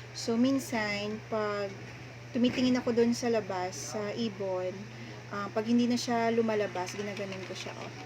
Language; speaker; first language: Filipino; non-native, local second language; Hiligaynon